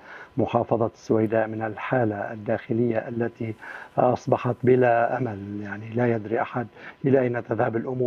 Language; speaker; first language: Arabic; native; Arabic